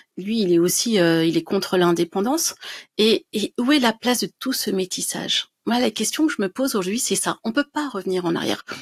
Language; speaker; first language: French; native; French